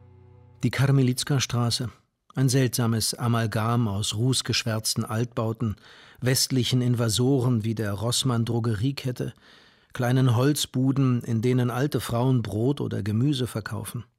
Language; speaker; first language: German; native; German